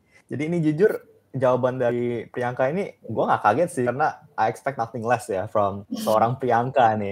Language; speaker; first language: Indonesian; native; Indonesian